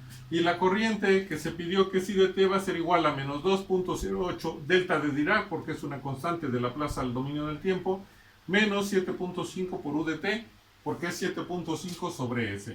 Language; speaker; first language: Spanish; native; Spanish